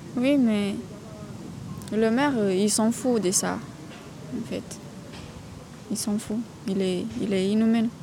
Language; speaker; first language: French; non-native, learner; Romanian